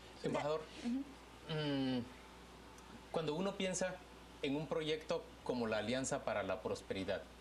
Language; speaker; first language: Spanish; native; Spanish